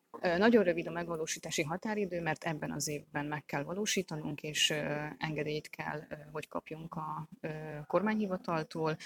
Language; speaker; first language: Hungarian; native; Hungarian